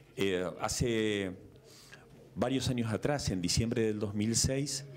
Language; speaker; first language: Spanish; native; Spanish